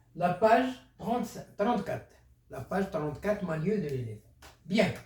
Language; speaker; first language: French; non-native, local second language; Arabic